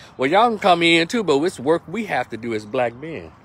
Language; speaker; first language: English; native; English